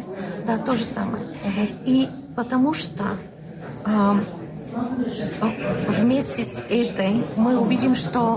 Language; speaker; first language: Russian; non-native, learner; Bulgarian